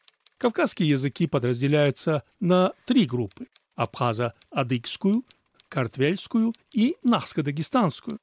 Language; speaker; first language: Russian; non-native, local second language; Chechen